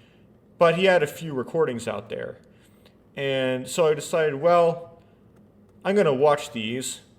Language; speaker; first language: English; native; English